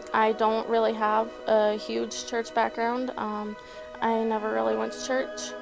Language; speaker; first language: English; native; English